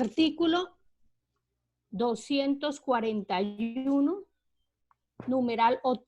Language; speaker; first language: Spanish; native; Spanish